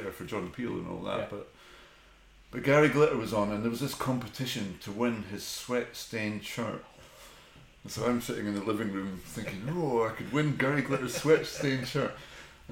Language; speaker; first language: English; native; English